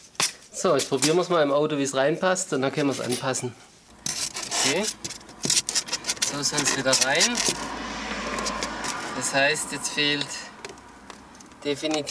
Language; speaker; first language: German; native; German